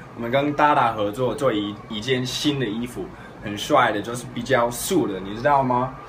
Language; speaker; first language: Chinese; early bilingual, heritage; Chinese